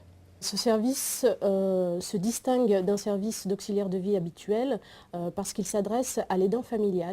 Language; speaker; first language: French; native; French